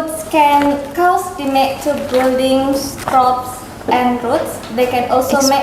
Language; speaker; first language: English; non-native, learner; Indonesian